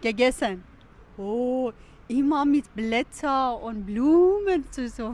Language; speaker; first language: German; non-native, fluent; Persian